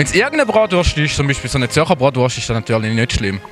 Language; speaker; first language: German; native; German